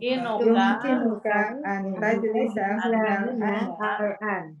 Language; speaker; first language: Arabic; non-native, learner; Indonesian